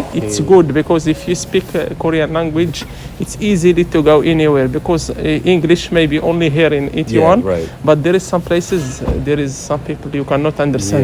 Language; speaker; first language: English; non-native, fluent; Arabic